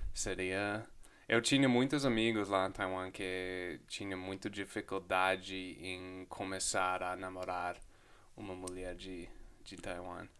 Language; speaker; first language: Portuguese; non-native, fluent; English